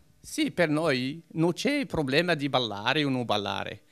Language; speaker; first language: Italian; non-native, learner; Arabic